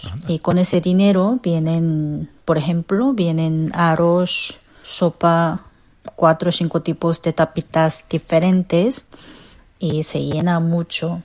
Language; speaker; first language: Spanish; non-native, learner; Korean